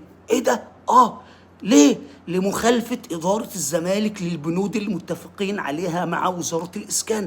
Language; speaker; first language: Arabic; native; Arabic